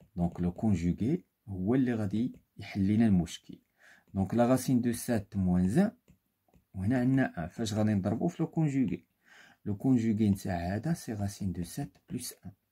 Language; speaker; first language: French; non-native, local second language; Arabic